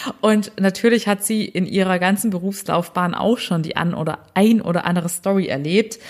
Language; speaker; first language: German; early bilingual, other home language; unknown